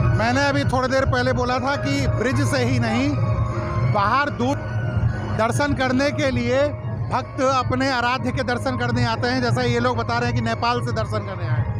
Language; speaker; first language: Hindi; native; Hindi